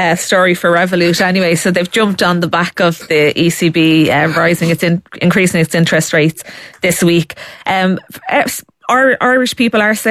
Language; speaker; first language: English; native; English